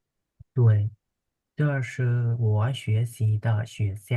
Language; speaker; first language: Chinese; non-native, fluent; Khmer